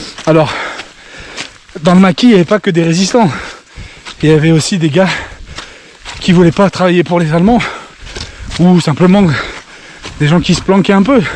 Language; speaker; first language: French; native; French